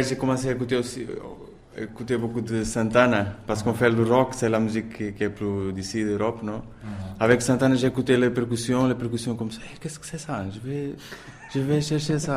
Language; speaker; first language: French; non-native, learner; Portuguese